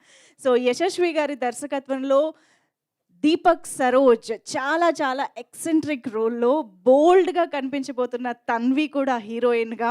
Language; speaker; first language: Telugu; native; Telugu